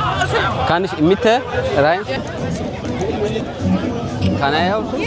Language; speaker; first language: German; non-native, learner; Amharic